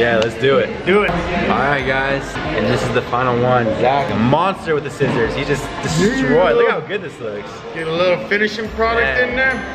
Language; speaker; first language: English; native; English